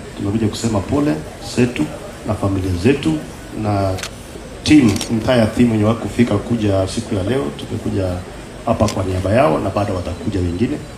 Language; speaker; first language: Swahili; non-native, local second language; Kalenjin